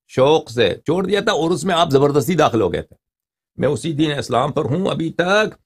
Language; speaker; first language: Urdu; non-native, fluent; Persian